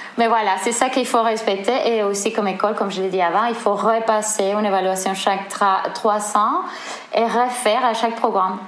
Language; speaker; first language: French; non-native, fluent; Spanish